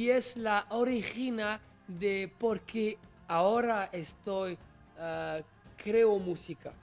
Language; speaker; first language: Spanish; non-native, learner; French